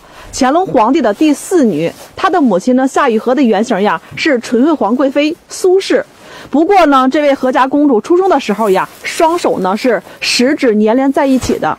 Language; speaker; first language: Chinese; native; Chinese